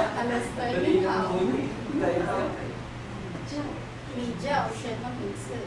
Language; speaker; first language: Chinese; non-native, learner; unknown